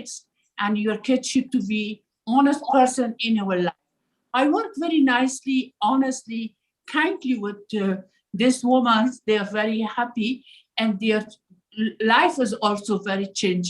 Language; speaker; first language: English; non-native, learner; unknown